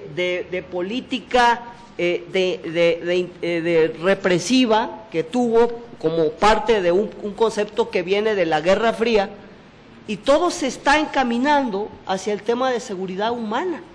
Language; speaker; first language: Spanish; native; Spanish